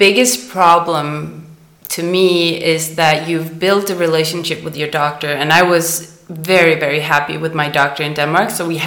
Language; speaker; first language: English; non-native, fluent; Danish